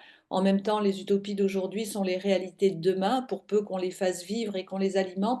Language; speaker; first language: French; native; French